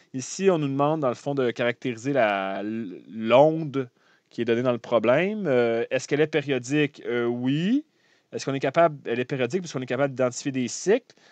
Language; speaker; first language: French; native; French